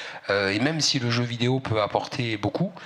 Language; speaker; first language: French; native; French